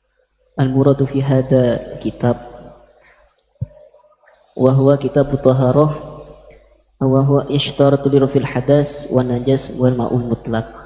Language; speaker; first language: Arabic; non-native, learner; Indonesian